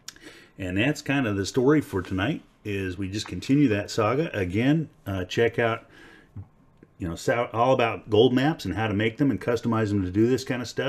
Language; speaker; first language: English; native; English